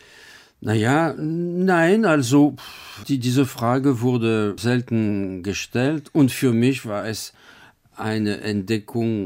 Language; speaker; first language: German; non-native, fluent; French